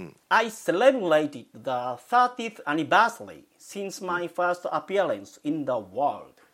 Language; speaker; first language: English; non-native, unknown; Japanese